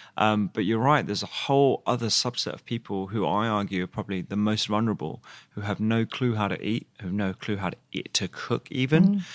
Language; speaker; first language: English; native; English